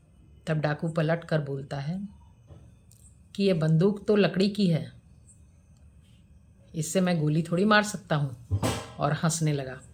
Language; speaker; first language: Hindi; native; Hindi